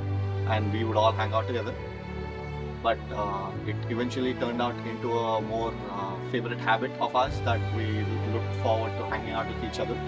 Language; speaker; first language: English; non-native, local second language; Telugu